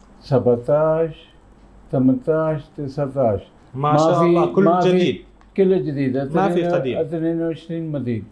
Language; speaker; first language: Arabic; non-native, learner; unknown